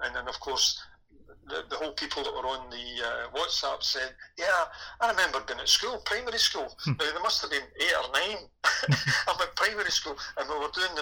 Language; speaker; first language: English; native; English